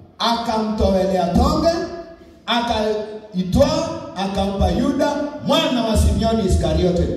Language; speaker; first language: Swahili; non-native, local second language; Kalenjin